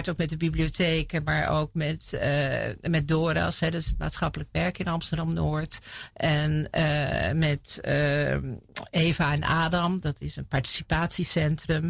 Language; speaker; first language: Dutch; native; Dutch